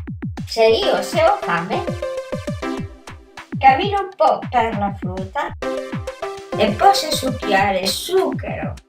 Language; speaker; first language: Italian; non-native, learner; Catalan